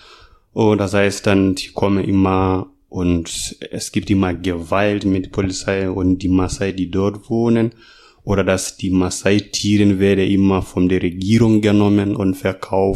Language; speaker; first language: German; non-native, fluent; Masai